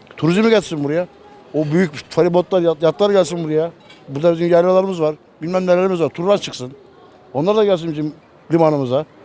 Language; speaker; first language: Turkish; native; Turkish